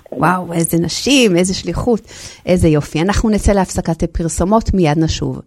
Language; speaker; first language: Hebrew; native; Hebrew